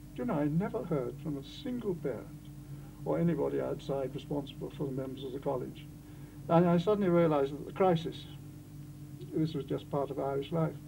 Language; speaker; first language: English; native; English